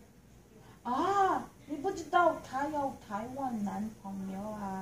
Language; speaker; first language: Chinese; non-native, learner; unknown